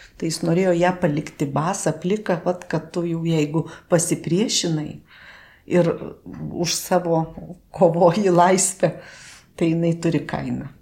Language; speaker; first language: Lithuanian; native; Lithuanian